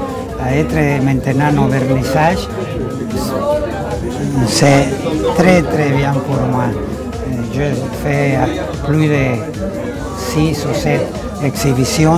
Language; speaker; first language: French; non-native, learner; Spanish